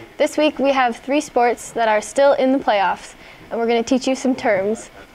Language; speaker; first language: English; native; English